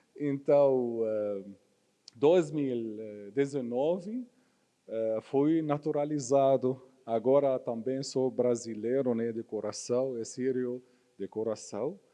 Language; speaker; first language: Portuguese; non-native, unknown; Arabic